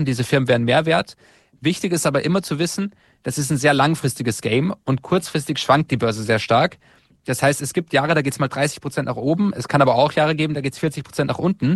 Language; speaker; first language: German; native; German